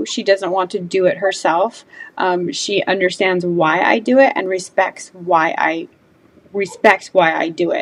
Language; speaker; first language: English; native; English